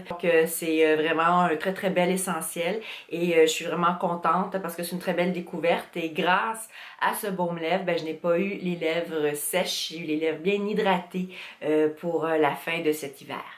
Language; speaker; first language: French; native; French